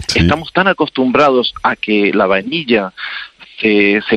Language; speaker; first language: Spanish; native; Spanish